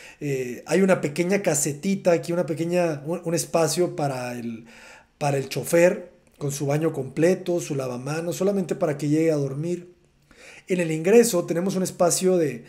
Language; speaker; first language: Spanish; native; Spanish